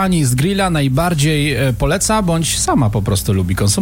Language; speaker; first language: Polish; native; Polish